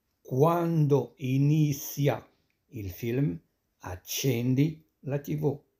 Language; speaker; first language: Italian; non-native, fluent; Arabic